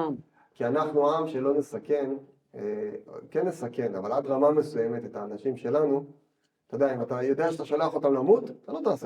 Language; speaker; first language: Hebrew; native; Hebrew